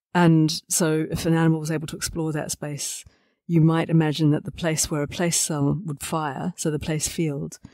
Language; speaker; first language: English; native; English